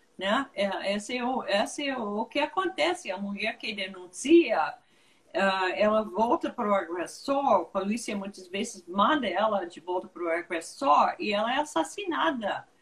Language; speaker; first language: Portuguese; non-native, fluent; English